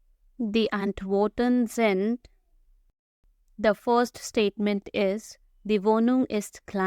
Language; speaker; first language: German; non-native, fluent; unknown